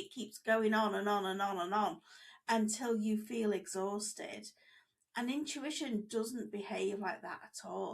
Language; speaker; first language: English; native; English